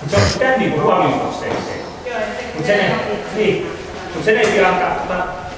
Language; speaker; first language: Finnish; native; Finnish